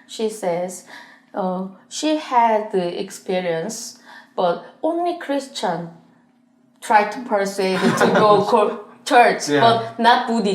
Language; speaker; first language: English; non-native, learner; Korean